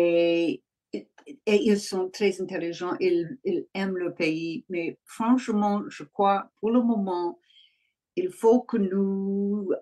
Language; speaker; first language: French; non-native, learner; English